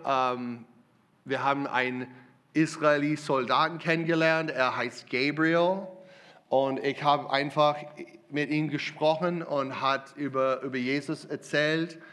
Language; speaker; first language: German; non-native, learner; English